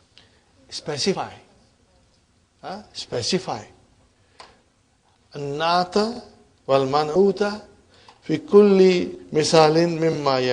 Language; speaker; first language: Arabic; non-native, fluent; English